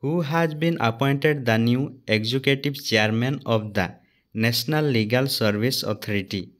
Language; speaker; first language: English; non-native, local second language; Odia